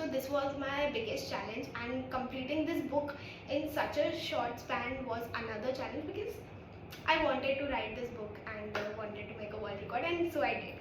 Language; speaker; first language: English; non-native, local second language; Hindi